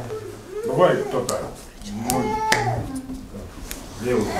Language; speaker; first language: Russian; non-native, local second language; Kyrgyz